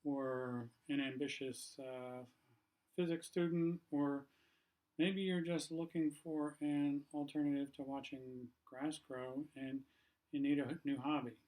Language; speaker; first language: English; native; English